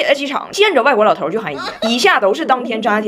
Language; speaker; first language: Chinese; native; Chinese